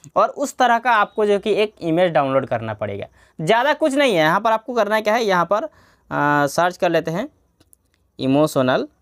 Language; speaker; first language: Hindi; non-native, local second language; Bangla